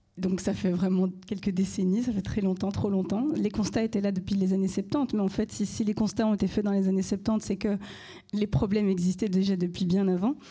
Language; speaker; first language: French; native; French